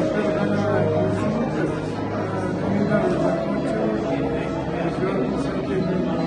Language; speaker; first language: Russian; non-native, local second language; Uzbek